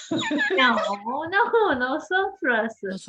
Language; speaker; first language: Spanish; non-native, learner; Japanese